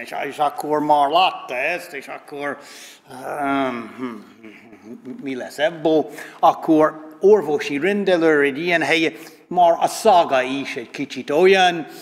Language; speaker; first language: Hungarian; non-native, learner; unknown